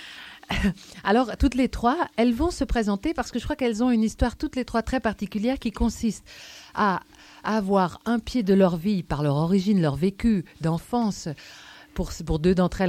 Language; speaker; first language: French; native; French